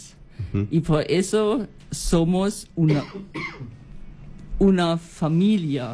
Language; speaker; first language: Spanish; non-native, learner; German